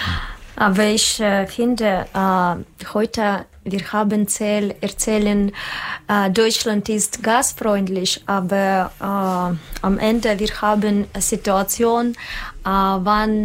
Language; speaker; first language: German; non-native, learner; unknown